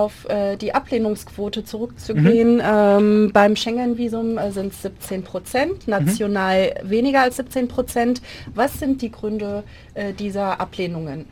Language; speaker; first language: German; non-native, local second language; Arabic